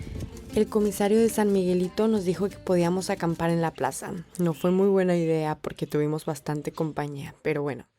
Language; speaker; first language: Spanish; native; Spanish